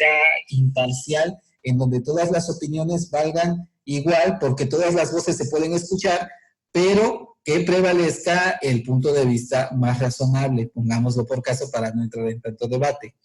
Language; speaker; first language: Spanish; native; Spanish